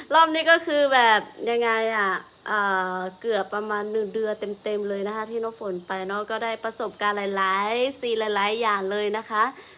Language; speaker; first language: Thai; non-native, local second language; Lahu